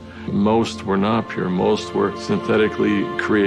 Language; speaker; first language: English; native; English